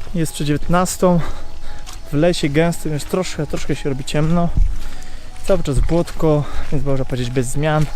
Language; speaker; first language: Polish; native; Polish